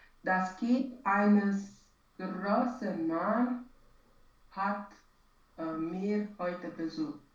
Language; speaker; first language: German; non-native, learner; Romanian